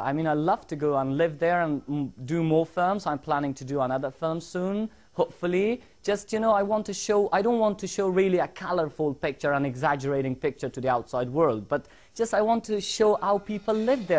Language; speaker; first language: English; non-native, fluent; Persian